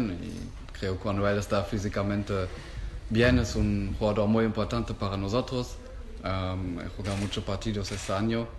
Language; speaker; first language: Spanish; non-native, fluent; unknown